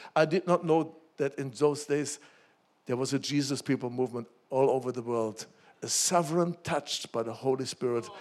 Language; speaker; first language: English; non-native, fluent; German